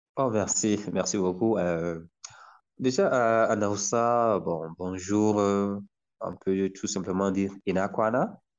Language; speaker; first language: French; non-native, local second language; Hausa